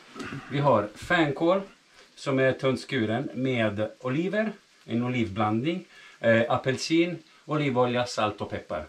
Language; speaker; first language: Swedish; non-native, fluent; Italian